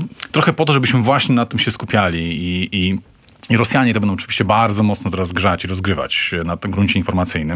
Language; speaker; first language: Polish; native; Polish